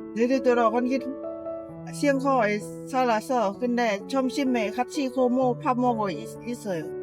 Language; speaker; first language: Korean; non-native, learner; Lao